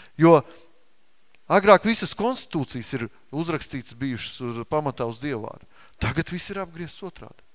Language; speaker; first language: Latvian; non-native, local second language; Russian